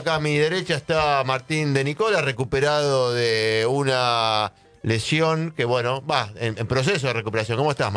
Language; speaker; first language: Spanish; native; Spanish